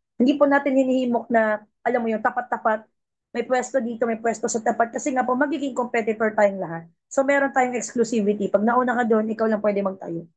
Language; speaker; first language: Filipino; non-native, local second language; Cebuano